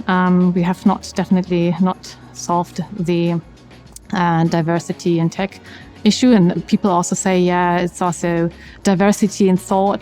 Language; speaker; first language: English; non-native, fluent; German